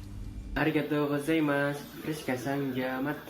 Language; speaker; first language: Japanese; non-native, learner; Indonesian